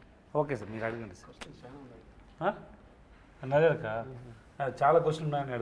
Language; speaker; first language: Telugu; non-native, learner; Tamil